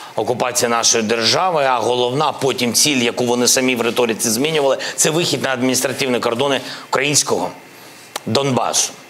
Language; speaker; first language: Ukrainian; non-native, local second language; Russian